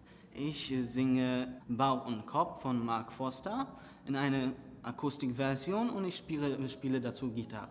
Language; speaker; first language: German; non-native, fluent; Polish